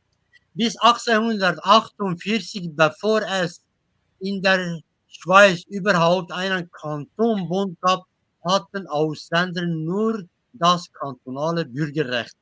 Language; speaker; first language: German; non-native, learner; Kurdish